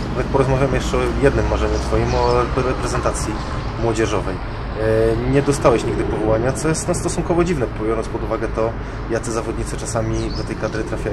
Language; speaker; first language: Polish; native; Polish